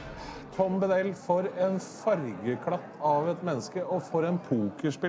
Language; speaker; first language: Norwegian; native; Norwegian